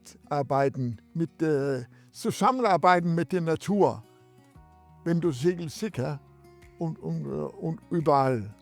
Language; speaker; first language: German; non-native, learner; Danish